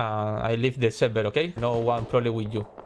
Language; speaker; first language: English; non-native, learner; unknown